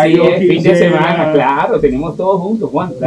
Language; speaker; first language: Spanish; native; Spanish